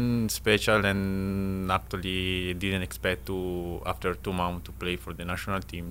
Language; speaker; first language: English; non-native, learner; Italian